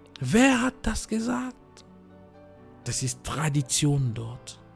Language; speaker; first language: German; non-native, fluent; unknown